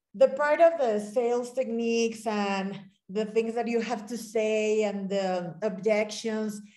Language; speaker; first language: English; non-native, fluent; Spanish